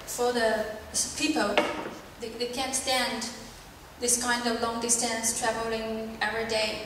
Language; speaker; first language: English; non-native, learner; Chinese